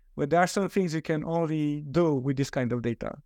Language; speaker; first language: English; non-native, fluent; Romanian